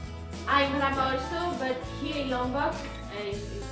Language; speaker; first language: English; non-native, learner; French